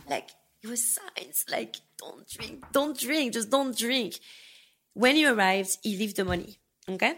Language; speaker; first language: English; non-native, fluent; French